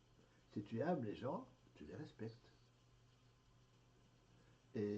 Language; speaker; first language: French; native; French